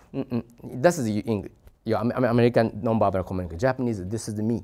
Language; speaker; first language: English; non-native, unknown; Japanese